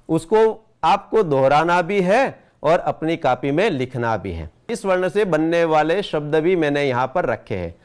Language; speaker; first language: Hindi; non-native, local second language; Gujarati